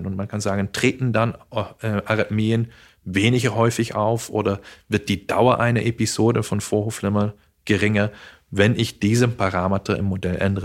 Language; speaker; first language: German; non-native, fluent; Dutch